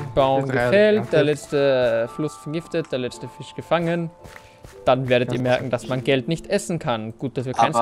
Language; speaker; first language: German; native; German